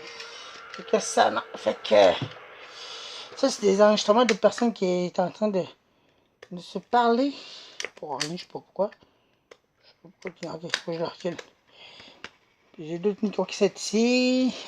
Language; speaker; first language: French; native; French